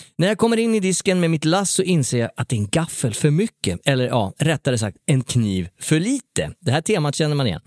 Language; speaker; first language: Swedish; native; Swedish